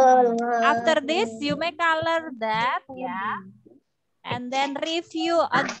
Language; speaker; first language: English; non-native, fluent; Indonesian